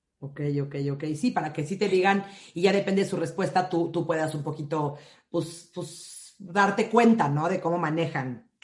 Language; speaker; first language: Spanish; native; Spanish